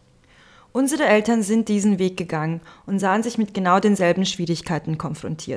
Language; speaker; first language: German; early bilingual, other home language; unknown